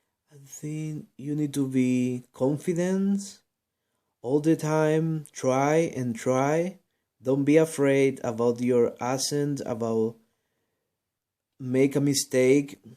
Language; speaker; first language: English; non-native, learner; Spanish